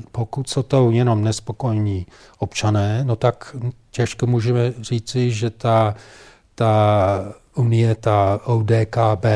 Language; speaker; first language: Czech; non-native, fluent; English